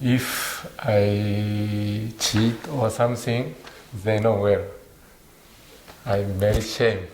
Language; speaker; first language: English; non-native, learner; Japanese